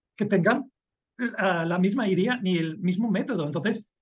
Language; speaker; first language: Spanish; non-native, fluent; English